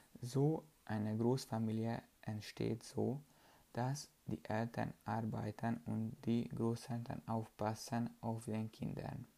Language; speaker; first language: German; non-native, learner; Hungarian